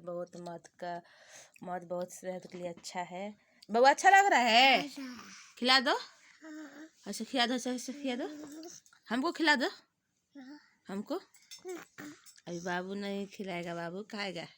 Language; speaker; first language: Hindi; non-native, local second language; Bhojpuri